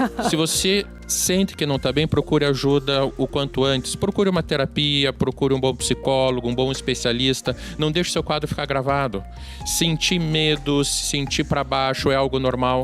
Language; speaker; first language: Portuguese; native; Portuguese